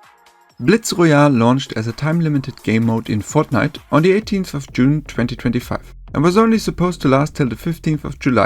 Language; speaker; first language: English; non-native, fluent; German